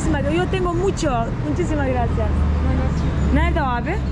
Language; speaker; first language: Spanish; non-native, learner; Turkish